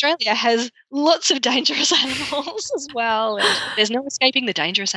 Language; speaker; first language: English; native; English